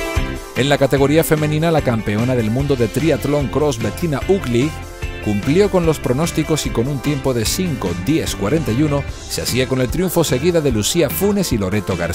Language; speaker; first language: Spanish; native; Spanish